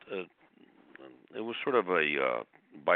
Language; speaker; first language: English; native; English